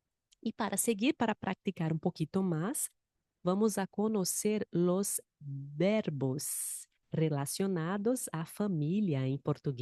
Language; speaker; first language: Spanish; non-native, fluent; Portuguese